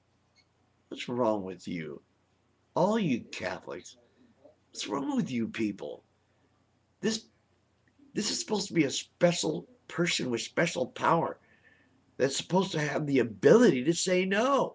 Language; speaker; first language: English; native; English